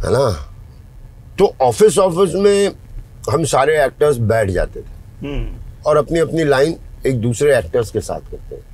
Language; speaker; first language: Hindi; native; Hindi